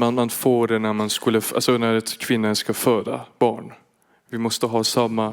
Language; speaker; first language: Swedish; non-native, fluent; Persian